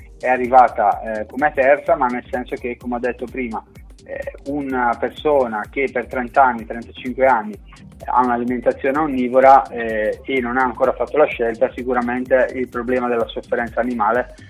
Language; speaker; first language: Italian; native; Italian